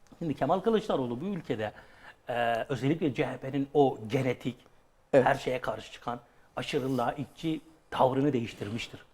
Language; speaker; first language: Turkish; native; Turkish